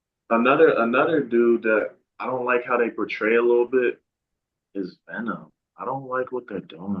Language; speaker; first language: English; native; English